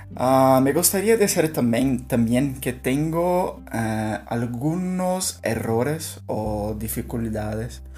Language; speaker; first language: Spanish; non-native, learner; Portuguese